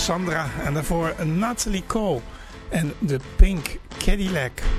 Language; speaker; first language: Dutch; native; Dutch